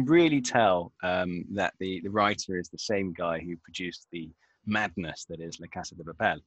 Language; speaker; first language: English; native; English